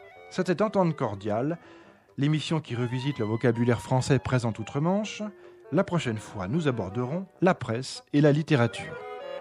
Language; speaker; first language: French; native; French